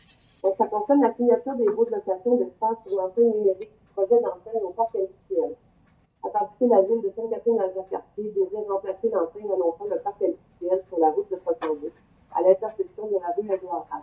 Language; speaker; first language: French; native; French